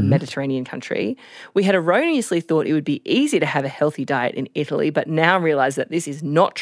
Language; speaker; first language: English; native; English